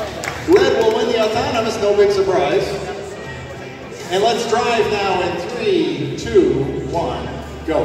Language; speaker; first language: English; native; English